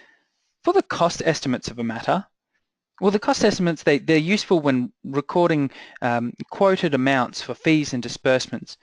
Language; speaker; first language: English; native; English